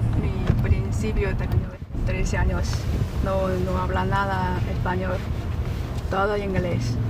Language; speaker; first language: Spanish; non-native, learner; Chinese